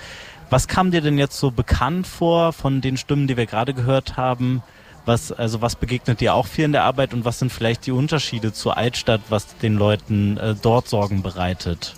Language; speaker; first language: German; native; German